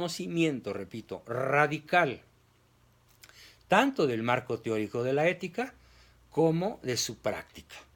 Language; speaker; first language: Spanish; native; Spanish